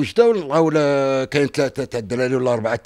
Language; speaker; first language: Arabic; native; Arabic